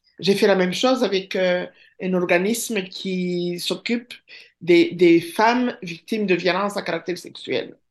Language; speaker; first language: French; non-native, local second language; Kinyarwanda